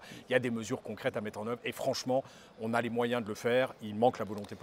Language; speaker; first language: French; native; French